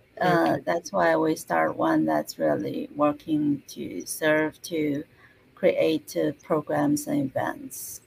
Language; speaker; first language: English; non-native, fluent; Chinese